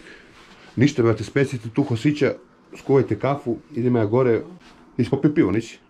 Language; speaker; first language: Serbian; native; Serbian